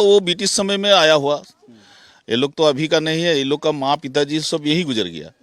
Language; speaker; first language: Hindi; non-native, local second language; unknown